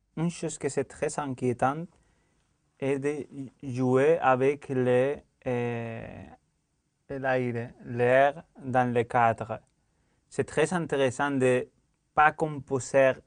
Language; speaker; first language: French; non-native, learner; Spanish